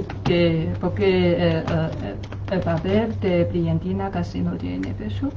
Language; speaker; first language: Spanish; non-native, learner; Chinese